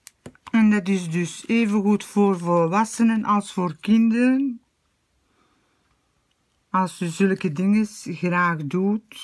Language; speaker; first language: Dutch; native; Dutch